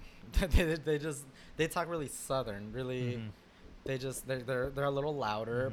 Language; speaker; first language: English; native; English